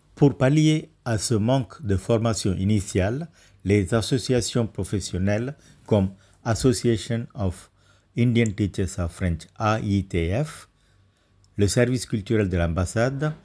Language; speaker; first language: French; non-native, fluent; Tamil